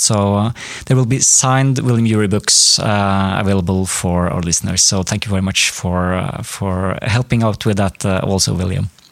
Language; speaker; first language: English; non-native, fluent; Norwegian